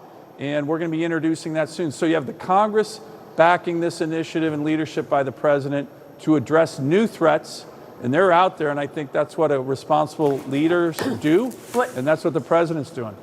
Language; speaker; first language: English; native; English